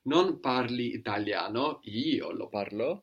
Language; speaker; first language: Italian; non-native, fluent; English